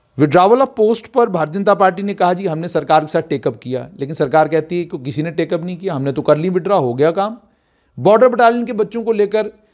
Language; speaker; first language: Hindi; non-native, local second language; Dogri